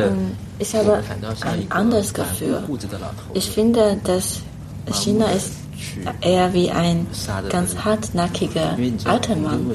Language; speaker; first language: German; non-native, fluent; Chinese